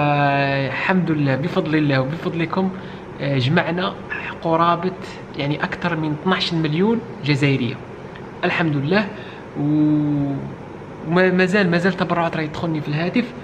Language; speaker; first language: Arabic; native; Arabic